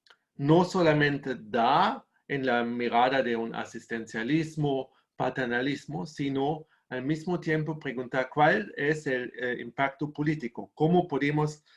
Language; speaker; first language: Spanish; non-native, fluent; German